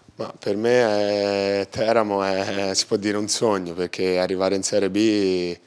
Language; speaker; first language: Italian; native; Italian